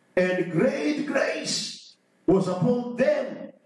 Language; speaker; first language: English; non-native, local second language; Swahili